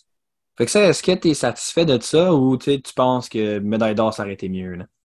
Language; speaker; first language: French; native; French